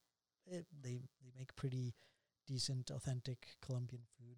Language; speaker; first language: English; non-native, fluent; Spanish